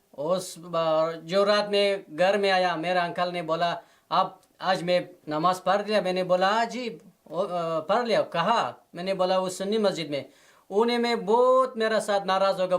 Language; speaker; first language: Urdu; non-native, learner; Persian